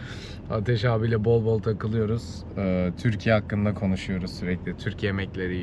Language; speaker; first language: Turkish; native; Turkish